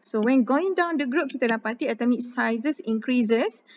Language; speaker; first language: English; non-native, local second language; Malay